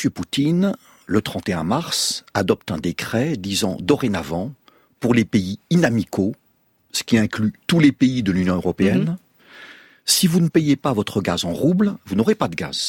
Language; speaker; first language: French; native; French